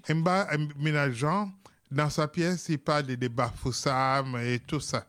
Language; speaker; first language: French; non-native, local second language; Lingala